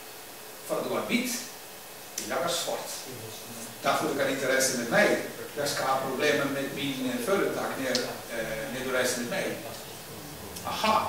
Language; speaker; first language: Swedish; non-native, learner; Dutch